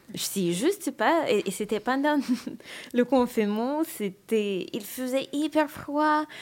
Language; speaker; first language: French; non-native, learner; Russian